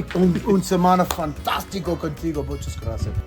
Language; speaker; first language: Spanish; non-native, learner; English